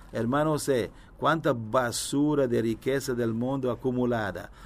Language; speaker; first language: Spanish; non-native, learner; Italian